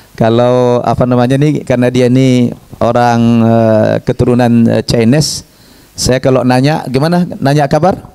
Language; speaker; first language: Indonesian; native; Indonesian